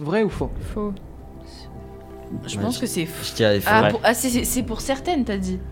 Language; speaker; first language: French; native; French